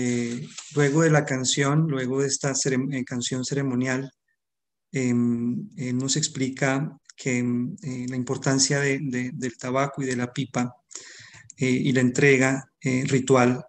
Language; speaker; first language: Spanish; native; Spanish